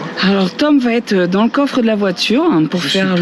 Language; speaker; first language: French; native; French